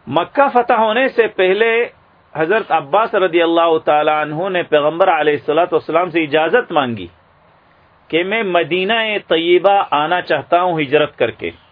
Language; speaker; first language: Urdu; native; Urdu